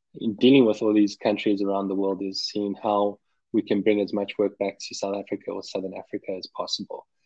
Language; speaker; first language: English; native; English